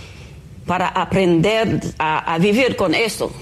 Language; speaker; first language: Spanish; non-native, fluent; Haitian Creole